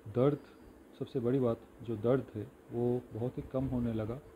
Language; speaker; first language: Hindi; non-native, local second language; Bangla